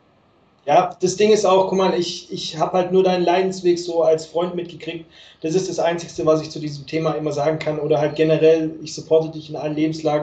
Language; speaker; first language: German; native; German